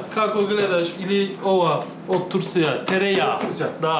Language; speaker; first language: Macedonian; non-native, learner; Turkish